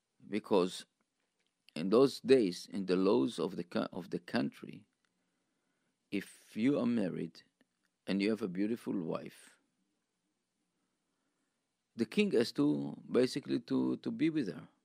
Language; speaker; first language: English; non-native, fluent; Hebrew